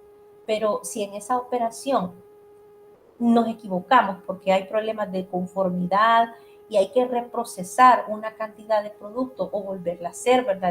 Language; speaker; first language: Spanish; native; Spanish